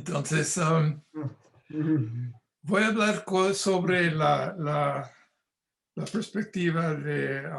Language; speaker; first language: Spanish; non-native, fluent; English